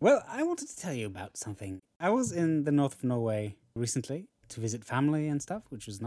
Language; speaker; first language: English; non-native, fluent; Norwegian